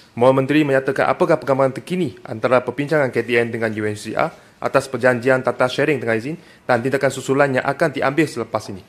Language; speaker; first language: Malay; non-native, local second language; Chinese